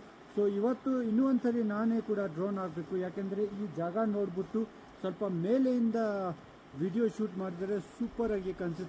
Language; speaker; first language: Kannada; non-native, fluent; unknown